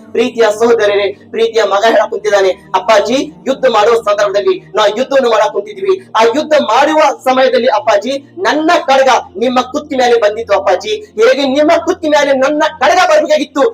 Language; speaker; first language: Kannada; non-native, local second language; Urdu